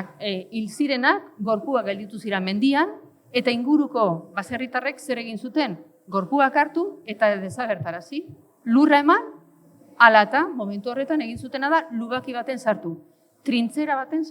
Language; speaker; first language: Basque; native; Basque